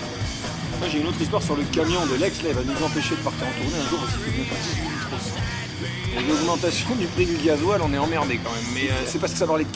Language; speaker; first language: French; native; French